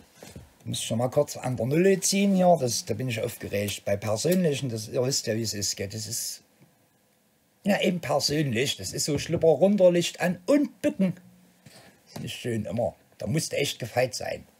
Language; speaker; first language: German; native; German